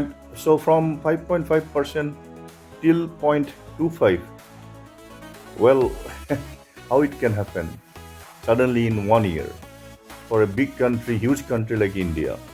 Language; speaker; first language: English; non-native, local second language; Assamese